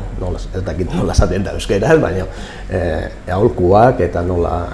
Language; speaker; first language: Basque; non-native, local second language; Spanish